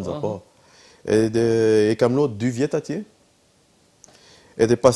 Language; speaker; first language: Albanian; non-native, learner; French